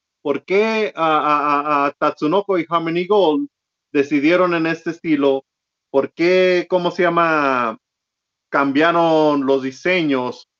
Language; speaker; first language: Spanish; early bilingual, heritage; Spanish